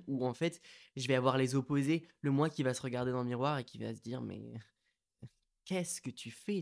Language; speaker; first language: French; native; French